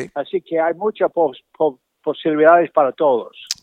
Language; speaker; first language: Spanish; native; Spanish